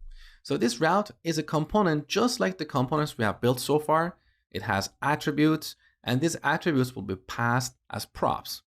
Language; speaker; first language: English; native; English